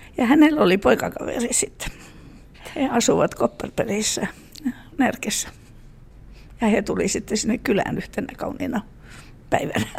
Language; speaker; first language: Finnish; native; Finnish